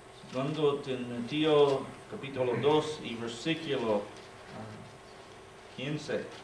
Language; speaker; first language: Spanish; non-native, learner; English